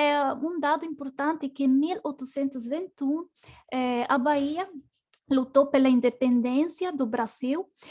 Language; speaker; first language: Portuguese; non-native, learner; Spanish